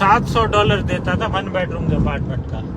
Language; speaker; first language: Hindi; non-native, local second language; Sindhi